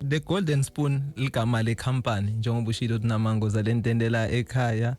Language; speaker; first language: Zulu; native; Zulu